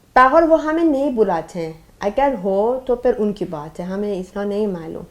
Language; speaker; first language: Urdu; non-native, fluent; Persian